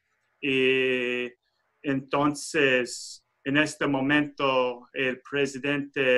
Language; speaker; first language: Spanish; non-native, fluent; English